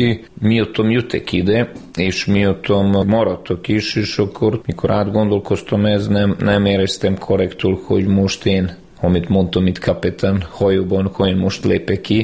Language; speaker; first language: Hungarian; non-native, fluent; Serbian